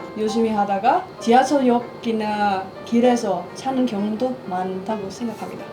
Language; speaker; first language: Korean; non-native, learner; Indonesian